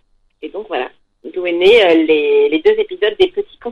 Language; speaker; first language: French; native; French